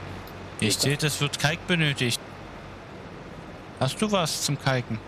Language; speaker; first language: German; native; German